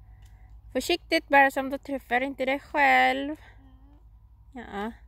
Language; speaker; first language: Swedish; non-native, learner; Filipino